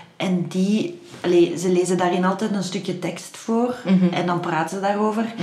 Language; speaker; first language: Dutch; native; Dutch